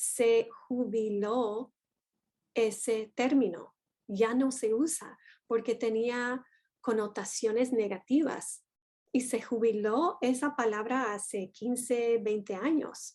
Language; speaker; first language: Spanish; non-native, fluent; English